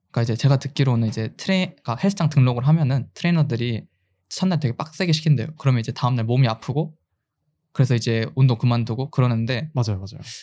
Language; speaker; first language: Korean; early bilingual, heritage; Korean